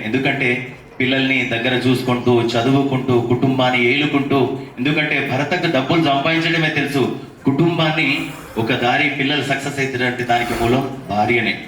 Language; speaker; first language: Telugu; non-native, local second language; Lambadi